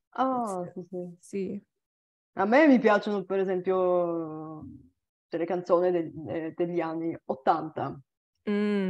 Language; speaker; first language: Italian; non-native, learner; Bulgarian